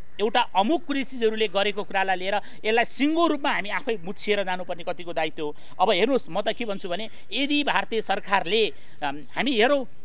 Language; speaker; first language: Nepali; native; Nepali